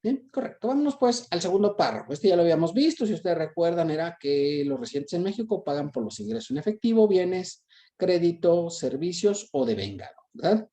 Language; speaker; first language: Spanish; native; Spanish